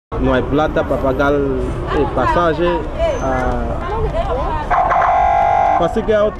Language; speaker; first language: Spanish; non-native, learner; Haitian Creole